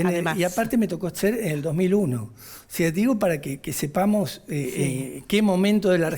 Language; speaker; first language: Spanish; native; Spanish